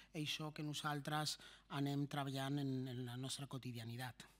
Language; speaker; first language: Catalan; non-native, local second language; Spanish